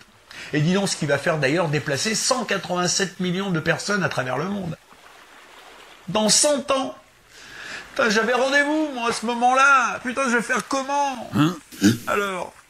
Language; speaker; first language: French; native; French